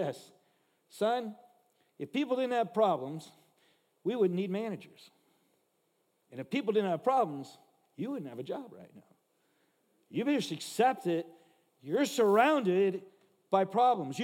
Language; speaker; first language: English; native; English